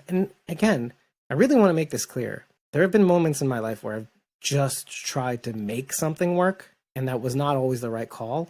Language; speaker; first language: English; native; English